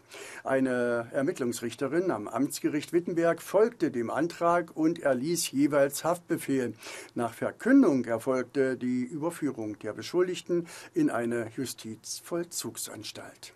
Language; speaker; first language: German; native; German